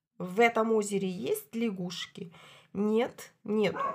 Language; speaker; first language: Russian; native; Russian